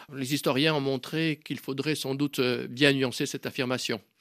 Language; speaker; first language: French; native; French